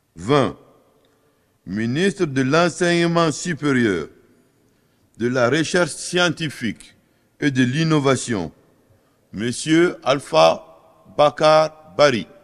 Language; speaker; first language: French; non-native, local second language; Fula